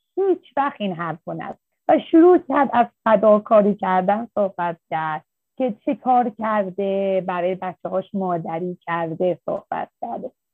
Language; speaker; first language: Persian; native; Persian